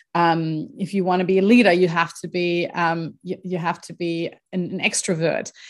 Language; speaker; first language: English; non-native, fluent; German